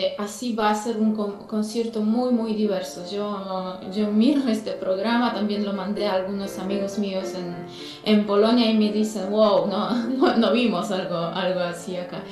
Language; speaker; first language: Spanish; non-native, fluent; Polish